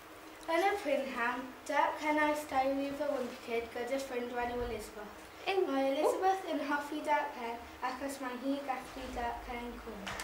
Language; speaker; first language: Welsh; non-native, learner; English